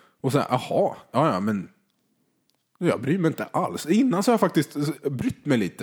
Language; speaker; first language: Swedish; native; Swedish